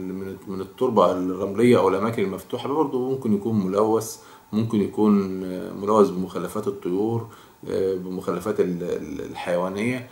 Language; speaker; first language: Arabic; native; Arabic